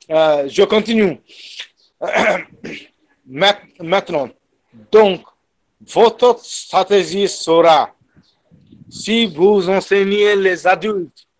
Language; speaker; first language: French; non-native, fluent; Bangla